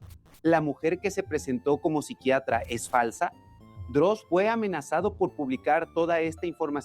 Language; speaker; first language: Spanish; native; Spanish